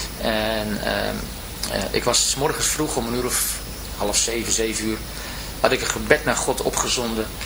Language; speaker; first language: Dutch; native; Dutch